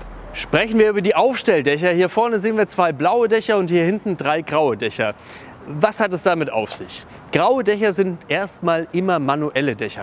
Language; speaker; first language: German; native; German